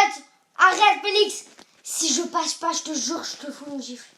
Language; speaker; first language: French; native; French